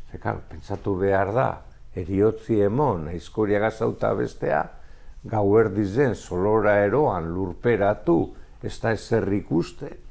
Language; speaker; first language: Basque; native; Basque